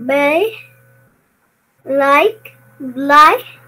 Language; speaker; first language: English; non-native, learner; Spanish